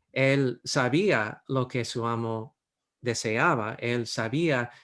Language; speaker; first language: Spanish; non-native, fluent; English